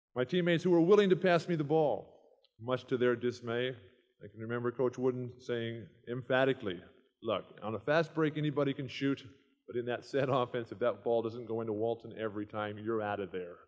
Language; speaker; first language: English; native; English